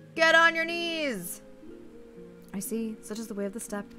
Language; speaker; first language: English; native; English